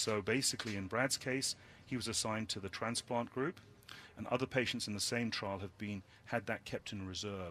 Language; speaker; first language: English; native; English